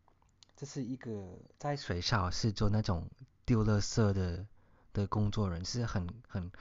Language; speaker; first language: Chinese; early bilingual, heritage; Chinese